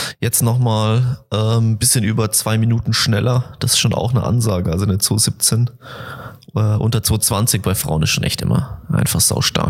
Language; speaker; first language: German; native; German